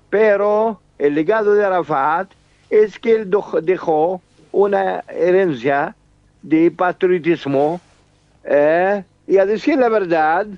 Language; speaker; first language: Spanish; non-native, fluent; Arabic